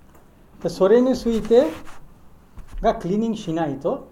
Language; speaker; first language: Japanese; non-native, learner; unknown